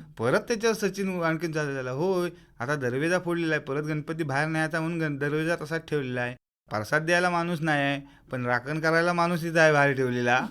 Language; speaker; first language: Marathi; native; Marathi